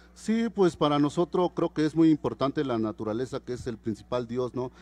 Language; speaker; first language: Spanish; non-native, local second language; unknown